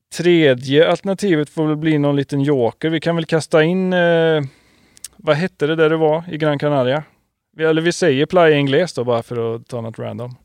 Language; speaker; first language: Swedish; native; Swedish